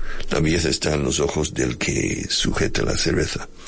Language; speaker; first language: Spanish; non-native, fluent; English